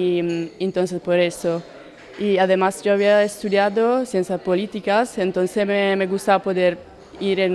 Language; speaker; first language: Spanish; non-native, learner; Italian